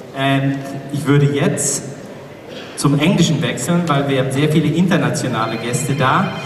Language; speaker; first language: German; native; German